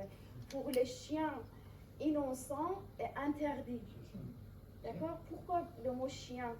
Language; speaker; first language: French; non-native, fluent; Persian